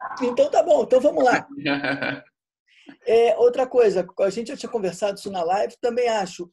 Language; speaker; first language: Portuguese; native; Portuguese